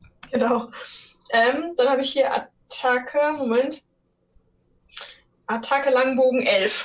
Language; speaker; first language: German; native; German